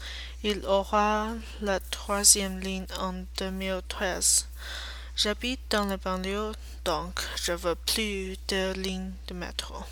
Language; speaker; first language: French; non-native, learner; Chinese